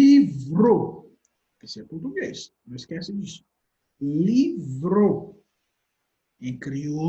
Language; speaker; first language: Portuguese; non-native, fluent; Haitian Creole